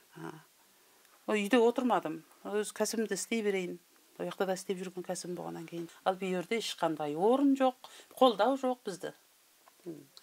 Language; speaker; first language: Kazakh; early bilingual, heritage; Kazakh